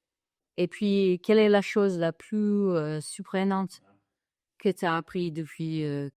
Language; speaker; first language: French; non-native, fluent; English